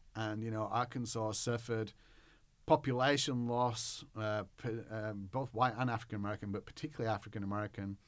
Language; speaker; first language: English; native; English